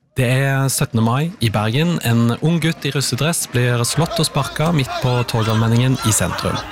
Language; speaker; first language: Norwegian; native; Norwegian